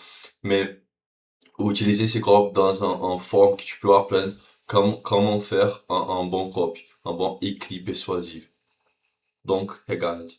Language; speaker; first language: French; non-native, learner; Portuguese